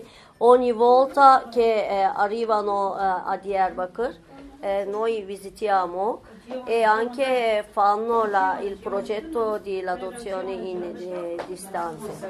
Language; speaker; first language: Italian; non-native, fluent; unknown